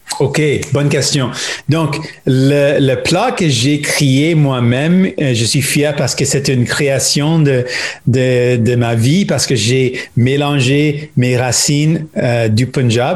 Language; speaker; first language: French; non-native, local second language; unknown